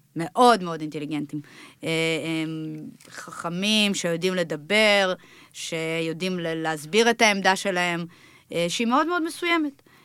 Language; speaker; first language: Hebrew; early bilingual, other home language; Russian